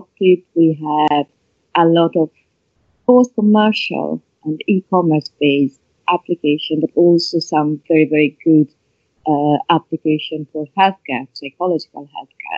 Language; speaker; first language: English; non-native, fluent; Italian